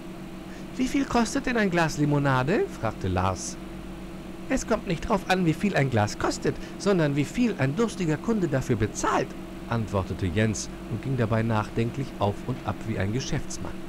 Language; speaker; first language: German; native; German